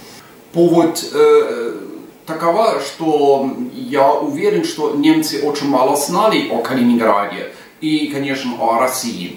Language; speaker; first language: Russian; non-native, fluent; German